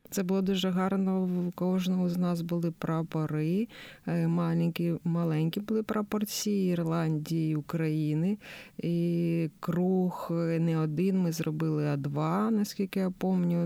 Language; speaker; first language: Ukrainian; native; Ukrainian